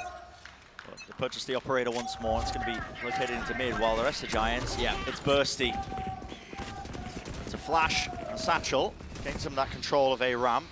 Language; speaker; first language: English; native; English